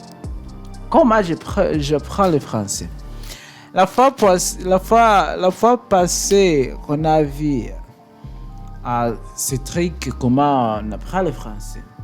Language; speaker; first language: French; non-native, learner; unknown